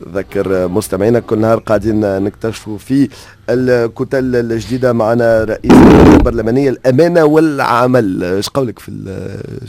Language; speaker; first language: Arabic; native; Arabic